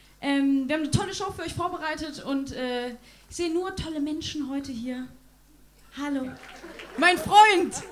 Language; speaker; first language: German; native; German